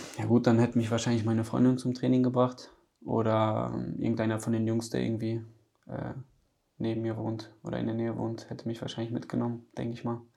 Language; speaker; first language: German; early bilingual, other home language; Polish